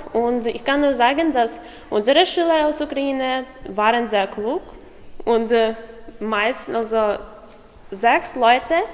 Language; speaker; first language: German; non-native, learner; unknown